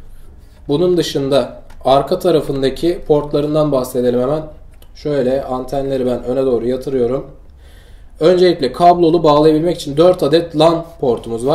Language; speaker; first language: Turkish; native; Turkish